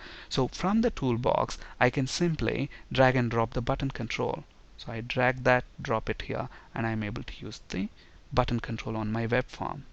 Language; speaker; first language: English; non-native, local second language; Telugu